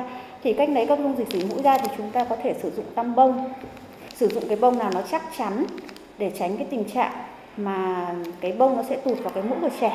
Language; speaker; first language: Vietnamese; native; Vietnamese